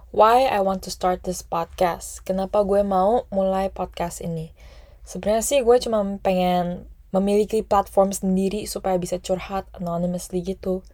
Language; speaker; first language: Indonesian; non-native, local second language; English